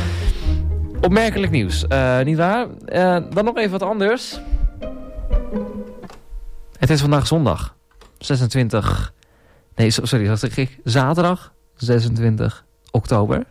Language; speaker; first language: Dutch; native; Dutch